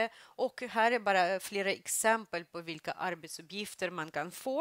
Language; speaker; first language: Swedish; non-native, fluent; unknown